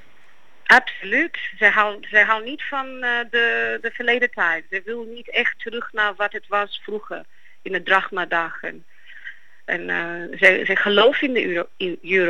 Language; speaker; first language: Dutch; non-native, fluent; Greek